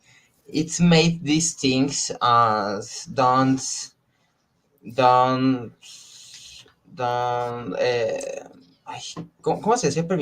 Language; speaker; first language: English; non-native, learner; Spanish